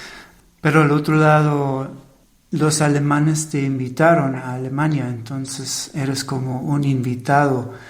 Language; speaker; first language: Spanish; non-native, fluent; German